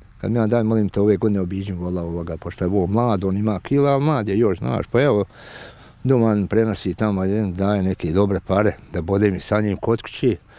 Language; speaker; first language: Serbian; native; Serbian